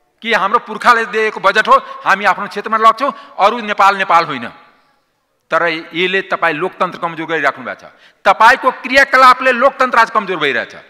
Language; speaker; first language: Nepali; non-native, local second language; Maithili